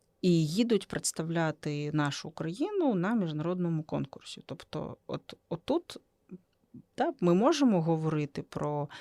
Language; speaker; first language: Ukrainian; native; Ukrainian